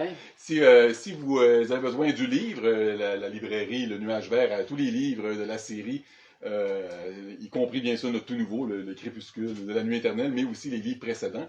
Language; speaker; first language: French; native; French